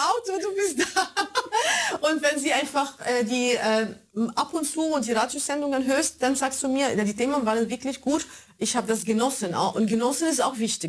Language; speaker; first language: German; non-native, fluent; Arabic